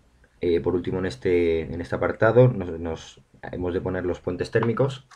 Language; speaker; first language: Spanish; native; Spanish